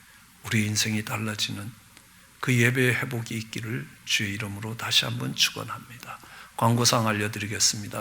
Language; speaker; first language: Korean; native; Korean